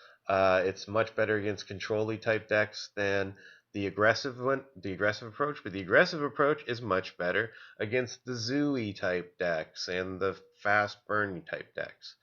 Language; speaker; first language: English; native; English